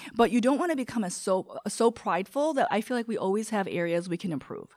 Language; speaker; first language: English; early bilingual, other home language; Korean